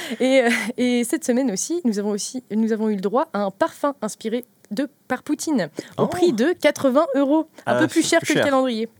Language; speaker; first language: French; native; French